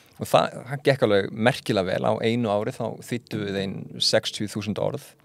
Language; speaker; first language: Icelandic; native; Icelandic